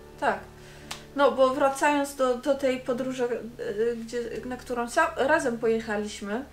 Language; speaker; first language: Polish; non-native, fluent; Dutch